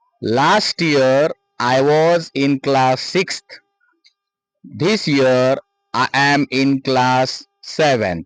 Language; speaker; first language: English; non-native, local second language; Marathi